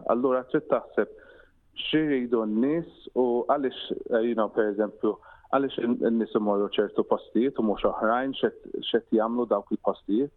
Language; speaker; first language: Maltese; early bilingual, heritage; Maltese